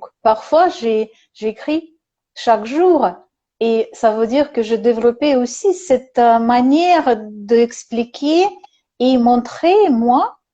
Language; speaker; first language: French; non-native, learner; Russian